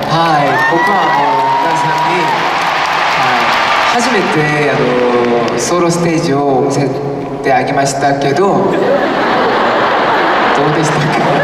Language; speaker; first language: Japanese; non-native, learner; Korean